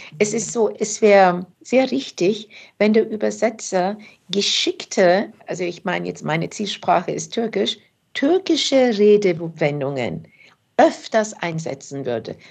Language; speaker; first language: German; early bilingual, other home language; Turkish